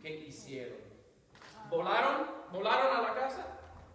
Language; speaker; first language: Spanish; non-native, fluent; English